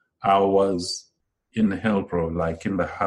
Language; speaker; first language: English; non-native, local second language; Zulu